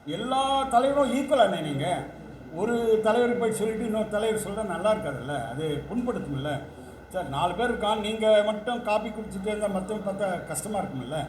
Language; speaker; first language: Tamil; non-native, local second language; Telugu